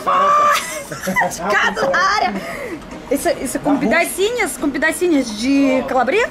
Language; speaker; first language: Portuguese; non-native, learner; Russian